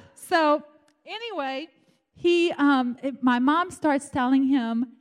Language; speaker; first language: English; non-native, fluent; Romanian